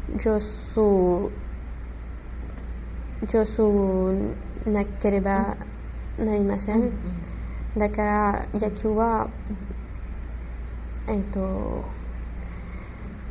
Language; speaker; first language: Japanese; non-native, learner; Spanish